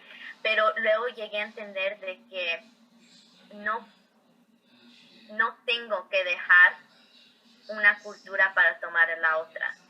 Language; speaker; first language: Spanish; early bilingual, heritage; Spanish